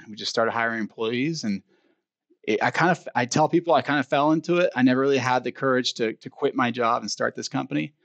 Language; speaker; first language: English; native; English